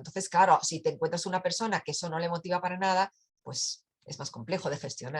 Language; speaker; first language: Spanish; native; Spanish